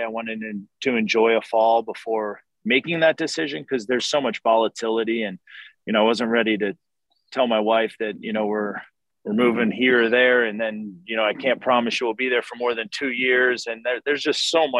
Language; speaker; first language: English; native; English